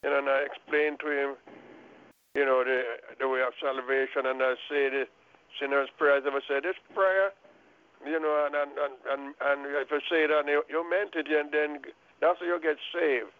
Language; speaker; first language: English; non-native, local second language; Jamaican Creole English